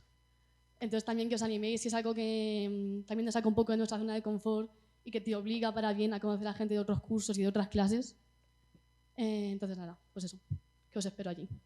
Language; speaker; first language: Spanish; native; Spanish